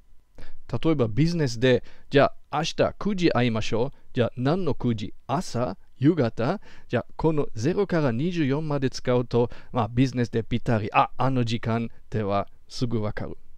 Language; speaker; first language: Japanese; non-native, fluent; German